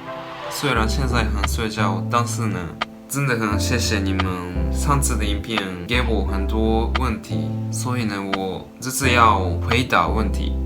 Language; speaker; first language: Chinese; non-native, fluent; Japanese